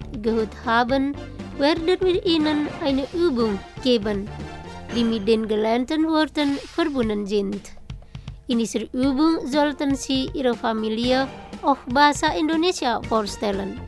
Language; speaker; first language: German; non-native, fluent; Indonesian